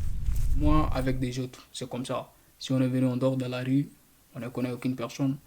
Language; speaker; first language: French; non-native, learner; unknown